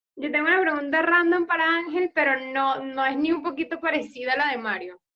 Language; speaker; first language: Spanish; native; Spanish